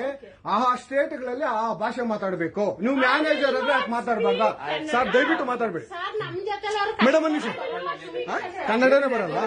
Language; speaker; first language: Kannada; native; Kannada